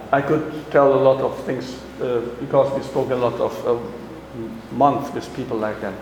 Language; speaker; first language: English; non-native, fluent; German